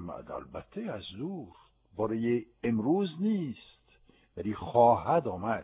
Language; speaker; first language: Persian; non-native, fluent; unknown